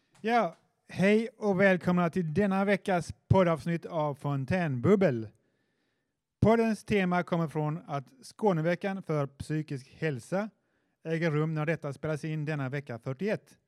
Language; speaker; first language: Swedish; native; Swedish